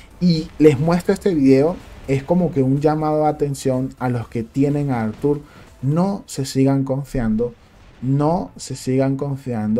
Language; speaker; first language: Spanish; native; Spanish